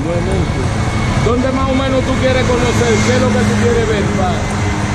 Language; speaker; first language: Spanish; native; Spanish